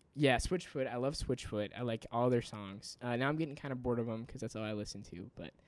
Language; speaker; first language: English; native; English